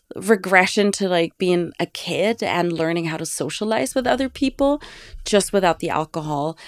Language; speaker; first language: English; non-native, fluent; German